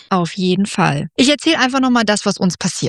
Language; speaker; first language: German; native; German